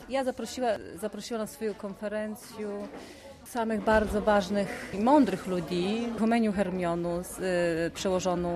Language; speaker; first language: Polish; non-native, local second language; Ukrainian